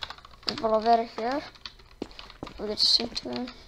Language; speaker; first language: Icelandic; non-native, learner; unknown